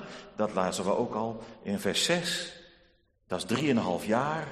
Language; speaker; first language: Dutch; native; Dutch